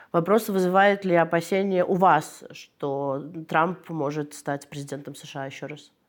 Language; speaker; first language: Russian; native; Russian